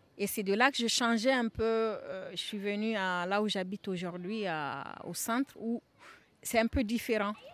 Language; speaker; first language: French; non-native, local second language; Bambara